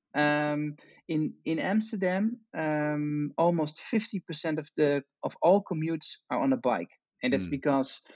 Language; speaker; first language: English; non-native, fluent; Dutch